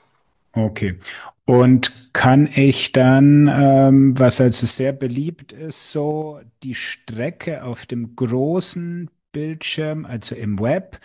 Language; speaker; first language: German; native; German